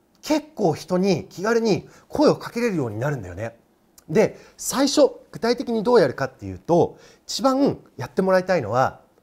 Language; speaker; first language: Japanese; non-native, fluent; English